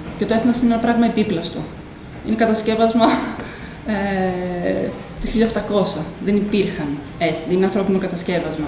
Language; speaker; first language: Greek; early bilingual, other home language; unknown